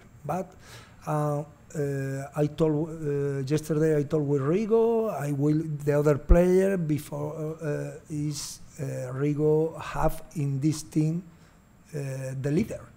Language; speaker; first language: English; non-native, learner; Spanish